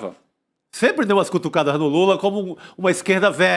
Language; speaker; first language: Portuguese; native; Portuguese